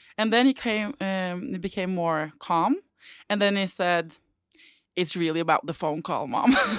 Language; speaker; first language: English; non-native, fluent; Norwegian